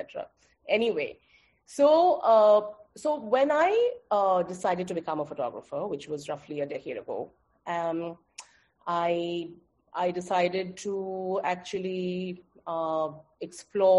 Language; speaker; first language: English; non-native, local second language; Bangla